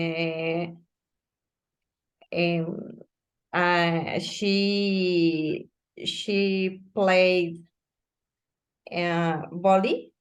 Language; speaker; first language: English; non-native, learner; Spanish